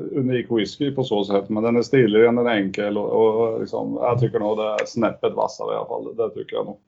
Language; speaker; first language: Swedish; non-native, fluent; English